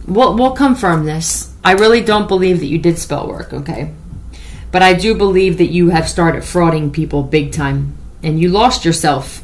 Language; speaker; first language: English; native; English